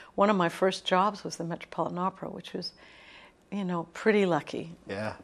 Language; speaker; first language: English; native; English